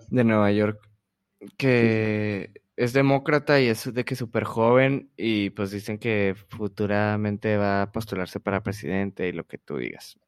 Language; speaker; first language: Spanish; native; Spanish